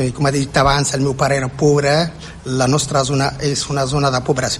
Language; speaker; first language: Catalan; non-native, learner; Central Atlas Tamazight